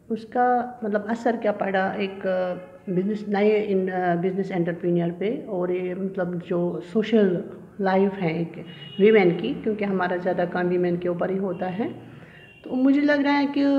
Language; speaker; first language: Hindi; native; Hindi